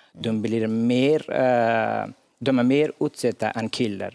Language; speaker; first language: Swedish; non-native, fluent; Hazaragi